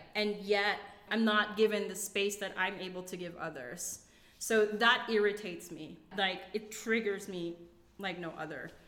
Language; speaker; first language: English; non-native, local second language; Cebuano